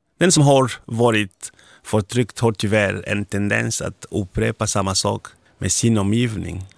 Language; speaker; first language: Swedish; non-native, fluent; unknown